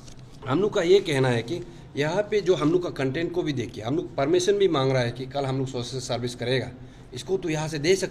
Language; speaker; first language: Hindi; non-native, local second language; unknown